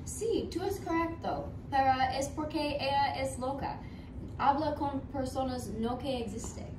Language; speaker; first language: Spanish; non-native, learner; English